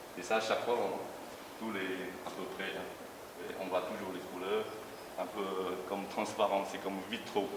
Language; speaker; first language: French; non-native, learner; Chinese